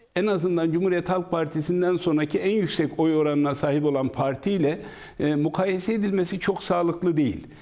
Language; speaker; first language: Turkish; native; Turkish